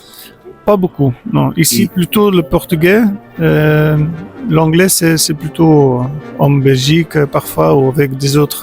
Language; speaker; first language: French; non-native, local second language; Dutch